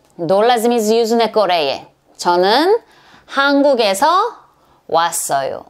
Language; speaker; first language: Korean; non-native, learner; Serbian